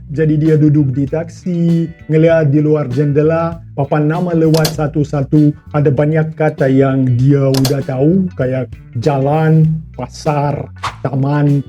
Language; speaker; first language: Indonesian; non-native, fluent; Russian